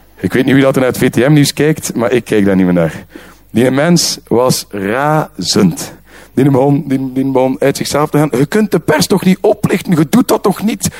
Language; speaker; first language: Dutch; native; Dutch